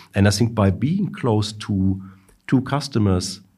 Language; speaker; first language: English; non-native, fluent; German